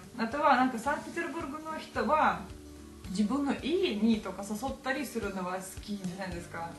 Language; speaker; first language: Japanese; non-native, fluent; Russian